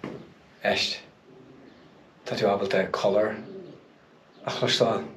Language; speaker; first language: Irish; non-native, local second language; English